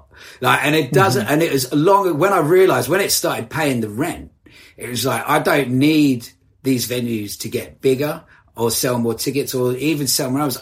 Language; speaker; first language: English; native; English